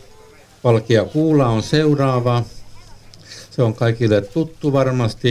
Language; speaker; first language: Finnish; non-native, local second language; Swedish